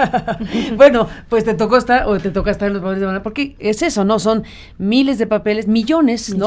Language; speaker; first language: Spanish; native; Spanish